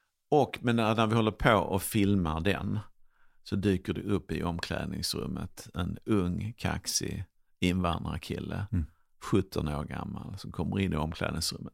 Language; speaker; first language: Swedish; native; Swedish